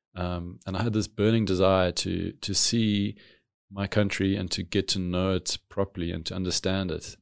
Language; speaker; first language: English; native; English